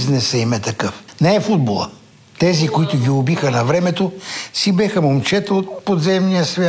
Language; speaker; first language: Bulgarian; native; Bulgarian